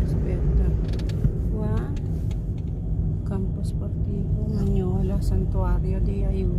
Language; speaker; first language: Italian; non-native, fluent; Filipino